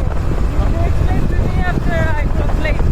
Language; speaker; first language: English; non-native, learner; French